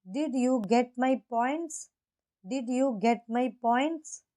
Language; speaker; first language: English; non-native, local second language; Hindi